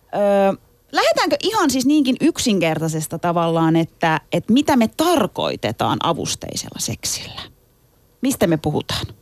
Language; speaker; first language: Finnish; native; Finnish